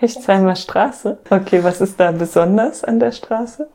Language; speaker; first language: German; native; German